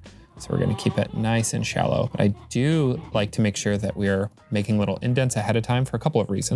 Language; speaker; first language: English; native; English